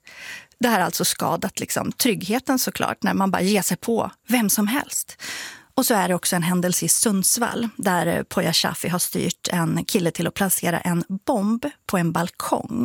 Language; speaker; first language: Swedish; native; Swedish